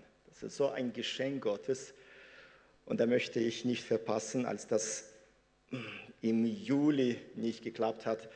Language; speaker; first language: German; non-native, fluent; Russian